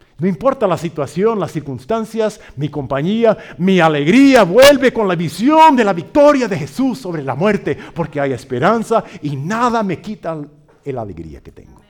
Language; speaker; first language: Spanish; non-native, fluent; English